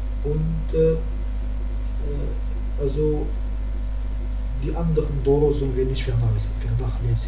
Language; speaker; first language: German; non-native, learner; Arabic